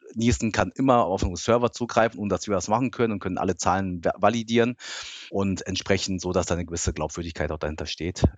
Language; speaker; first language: German; early bilingual, other home language; Japanese